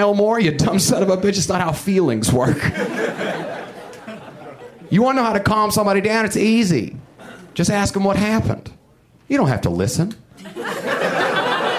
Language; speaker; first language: English; native; English